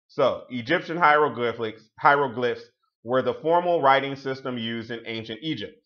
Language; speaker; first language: English; native; English